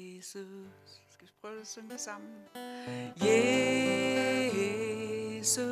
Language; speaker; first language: Danish; early bilingual, other home language; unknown